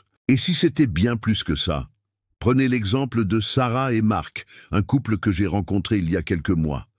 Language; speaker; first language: French; native; French